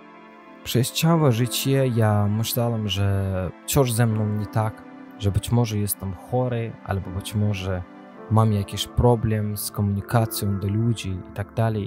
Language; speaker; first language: Polish; non-native, learner; Azerbaijani